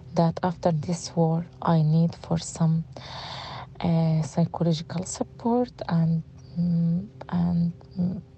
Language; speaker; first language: English; non-native, fluent; Arabic